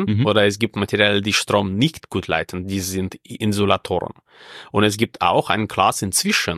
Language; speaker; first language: German; non-native, fluent; Russian